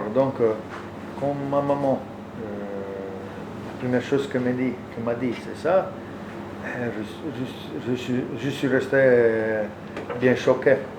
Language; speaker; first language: French; non-native, learner; Italian